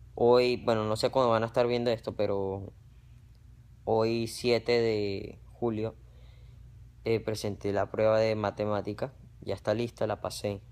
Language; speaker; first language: Spanish; native; Spanish